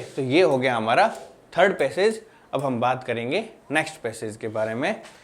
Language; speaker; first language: Hindi; non-native, local second language; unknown